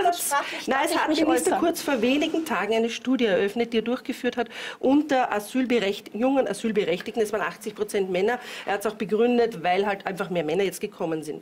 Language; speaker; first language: German; native; German